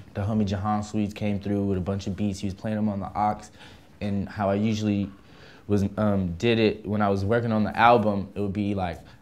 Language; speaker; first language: English; native; English